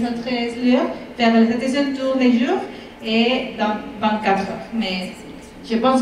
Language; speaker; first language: French; non-native, fluent; Spanish